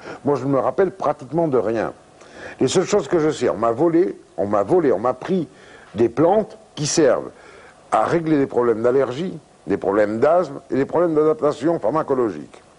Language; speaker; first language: French; native; French